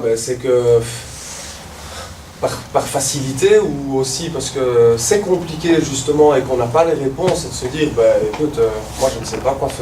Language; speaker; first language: French; native; French